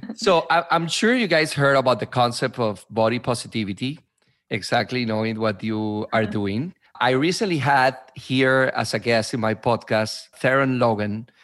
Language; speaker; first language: English; non-native, fluent; Spanish